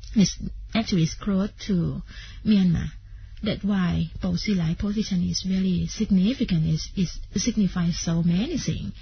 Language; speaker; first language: English; non-native, fluent; Thai